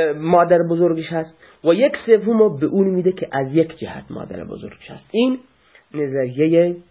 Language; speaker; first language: Persian; non-native, local second language; Baluchi